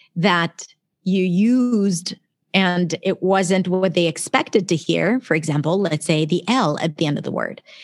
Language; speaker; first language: English; non-native, fluent; Hebrew